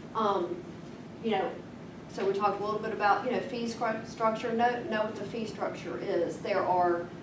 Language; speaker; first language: English; native; English